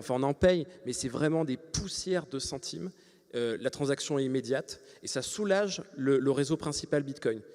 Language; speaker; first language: French; native; French